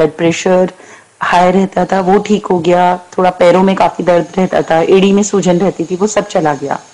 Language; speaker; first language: Hindi; native; Hindi